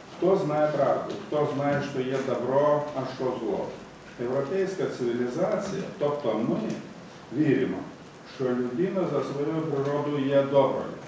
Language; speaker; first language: Ukrainian; non-native, fluent; Lithuanian